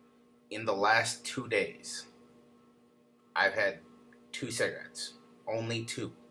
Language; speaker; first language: English; native; English